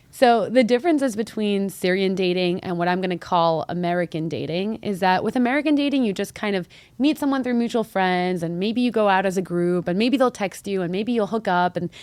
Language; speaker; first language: English; early bilingual, other home language; Arabic